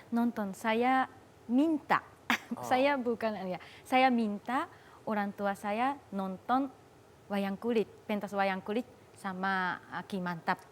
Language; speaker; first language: Indonesian; non-native, fluent; Japanese